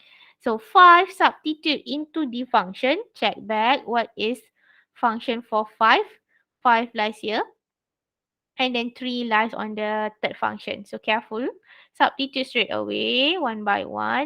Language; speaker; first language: English; non-native, local second language; Malay